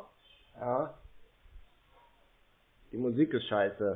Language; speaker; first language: German; native; German